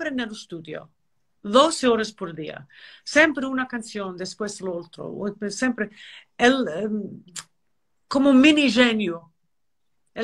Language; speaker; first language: Spanish; non-native, learner; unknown